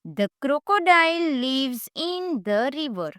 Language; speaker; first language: English; non-native, local second language; Gujarati